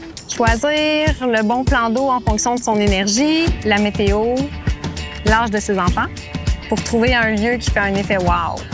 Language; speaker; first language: French; native; French